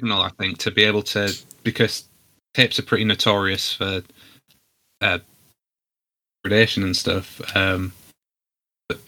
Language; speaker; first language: English; native; English